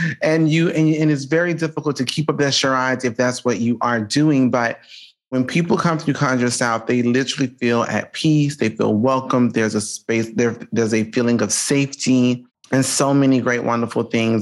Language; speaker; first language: English; native; English